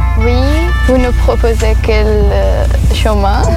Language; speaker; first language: French; non-native, learner; Persian